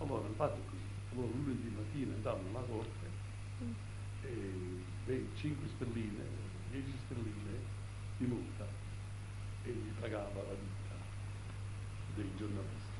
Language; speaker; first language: Italian; early bilingual, heritage; Italian